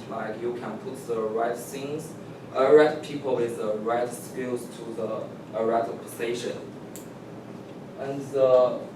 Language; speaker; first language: English; non-native, learner; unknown